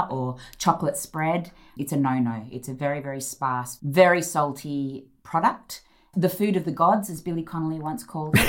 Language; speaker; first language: English; native; English